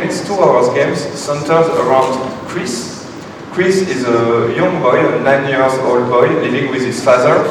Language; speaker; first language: English; non-native, fluent; French